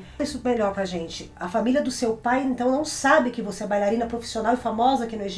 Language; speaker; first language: Portuguese; native; Portuguese